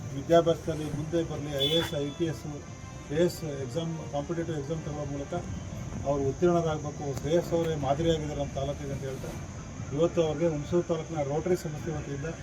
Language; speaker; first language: Kannada; native; Kannada